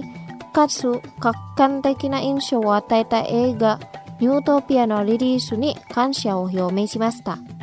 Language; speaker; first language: Japanese; non-native, fluent; Indonesian